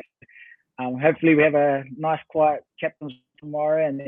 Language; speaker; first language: English; native; English